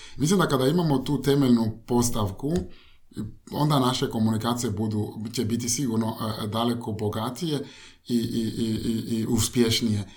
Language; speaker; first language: Croatian; non-native, fluent; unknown